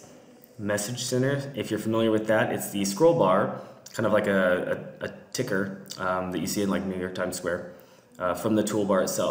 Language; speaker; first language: English; native; English